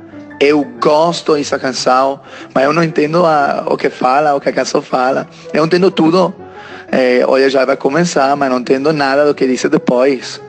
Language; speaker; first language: Portuguese; non-native, learner; Italian